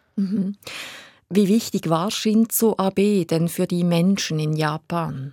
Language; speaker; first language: German; native; German